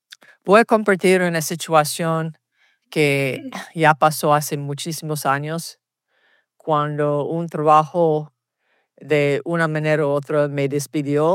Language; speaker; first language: Spanish; early bilingual, heritage; Spanish